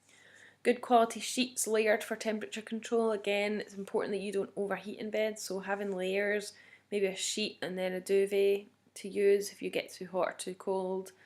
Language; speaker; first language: English; native; English